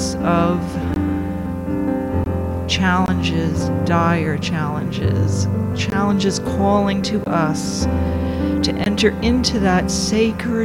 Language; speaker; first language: English; native; English